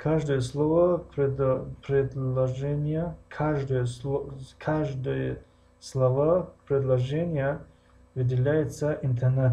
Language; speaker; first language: Russian; non-native, fluent; Tajik